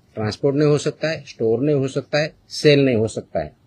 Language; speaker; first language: Hindi; non-native, local second language; Marathi